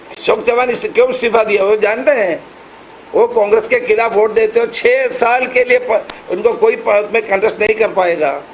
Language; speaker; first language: Hindi; non-native, local second language; Marathi